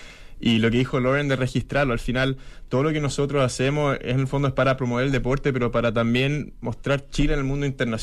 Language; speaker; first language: Spanish; native; Spanish